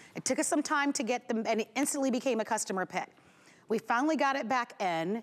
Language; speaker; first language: English; native; English